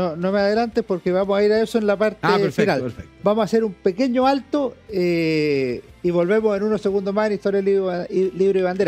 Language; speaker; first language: Spanish; native; Spanish